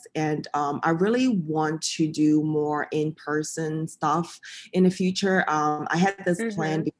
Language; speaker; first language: English; early bilingual, other home language; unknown